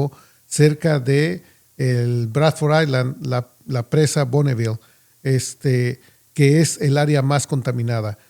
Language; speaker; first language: Spanish; native; Spanish